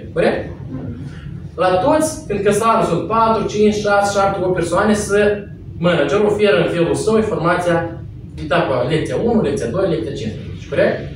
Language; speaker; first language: Romanian; non-native, local second language; Russian